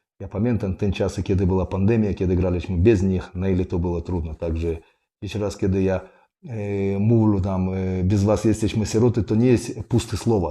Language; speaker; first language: Polish; non-native, fluent; Russian